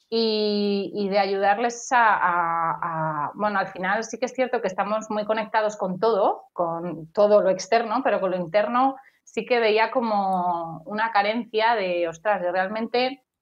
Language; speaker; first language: Spanish; native; Spanish